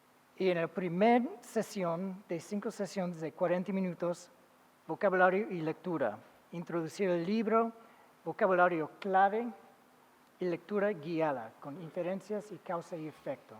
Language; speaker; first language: Spanish; non-native, fluent; English